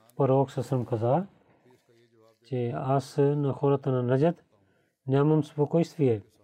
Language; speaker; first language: Bulgarian; non-native, fluent; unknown